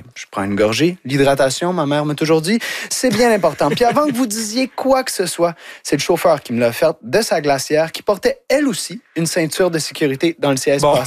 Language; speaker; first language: French; native; French